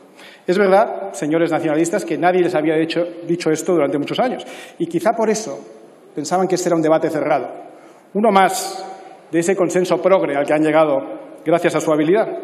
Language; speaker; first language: Spanish; native; Spanish